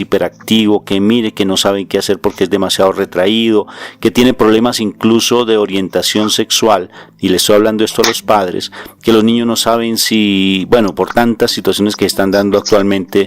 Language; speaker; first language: Spanish; native; Spanish